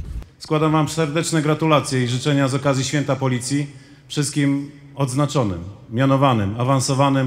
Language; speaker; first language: Polish; native; Polish